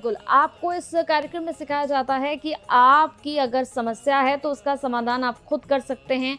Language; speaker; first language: Hindi; native; Hindi